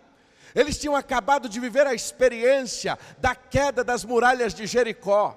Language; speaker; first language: Portuguese; native; Portuguese